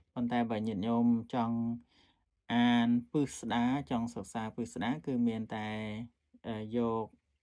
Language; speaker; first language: Khmer; native; Khmer